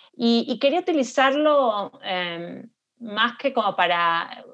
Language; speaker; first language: Spanish; native; Spanish